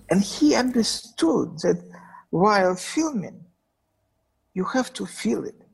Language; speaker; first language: English; non-native, fluent; Russian